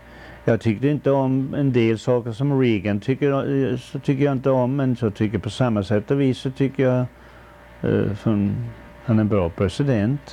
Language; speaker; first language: Swedish; early bilingual, heritage; Swedish